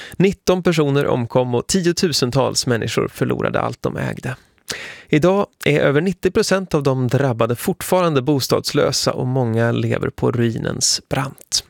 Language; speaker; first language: Swedish; native; Swedish